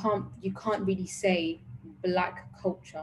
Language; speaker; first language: English; native; English